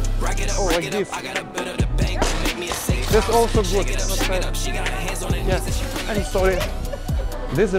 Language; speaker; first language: English; non-native, learner; Russian